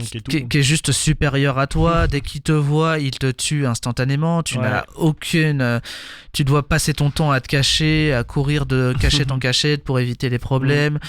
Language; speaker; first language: French; native; French